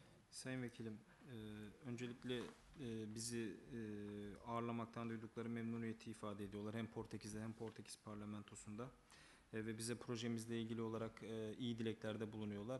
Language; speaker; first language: Turkish; native; Turkish